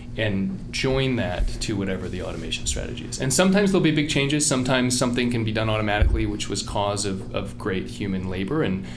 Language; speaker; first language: English; native; English